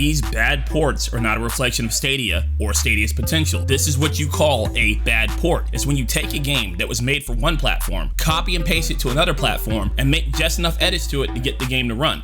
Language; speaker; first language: English; native; English